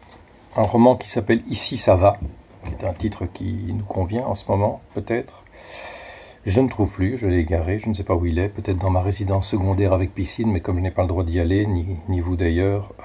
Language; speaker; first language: French; native; French